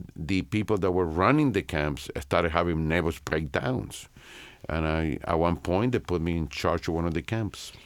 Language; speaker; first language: English; non-native, fluent; Spanish